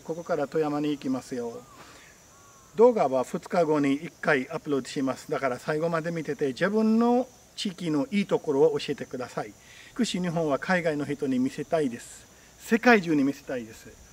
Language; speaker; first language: Japanese; non-native, fluent; Urdu